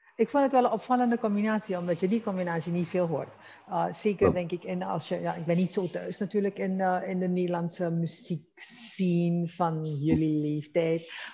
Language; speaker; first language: Dutch; native; Dutch